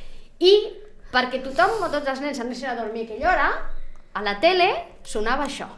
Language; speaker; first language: Catalan; native; Catalan